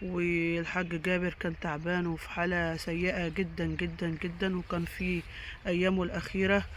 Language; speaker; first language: Arabic; native; Arabic